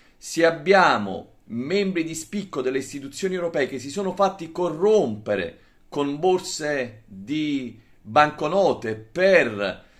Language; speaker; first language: Italian; native; Italian